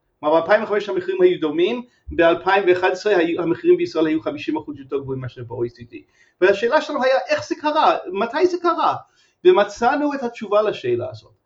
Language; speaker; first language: Hebrew; non-native, fluent; English